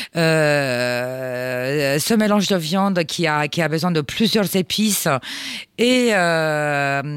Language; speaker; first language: French; non-native, fluent; Romanian